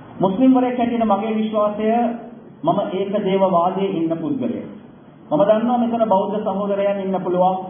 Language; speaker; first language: Sinhala; non-native, local second language; Tamil